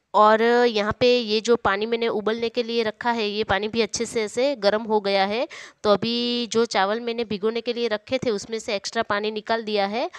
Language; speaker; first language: Hindi; non-native, local second language; Gujarati